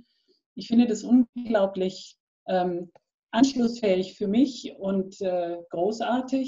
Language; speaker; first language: German; native; German